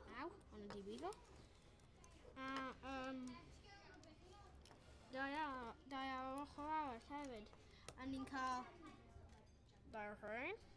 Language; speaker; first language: Welsh; non-native, local second language; English